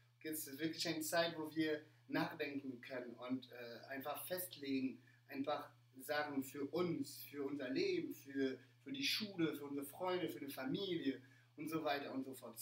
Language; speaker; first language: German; non-native, fluent; French